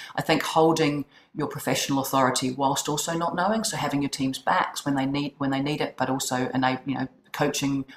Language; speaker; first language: English; native; English